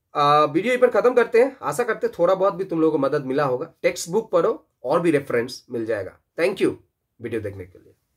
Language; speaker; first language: Hindi; non-native, local second language; Bangla